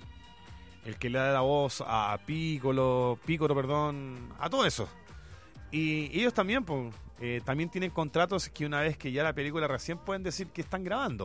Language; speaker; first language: Spanish; native; Spanish